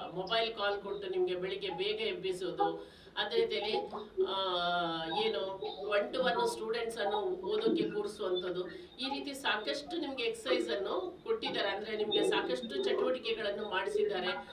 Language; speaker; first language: Kannada; native; Kannada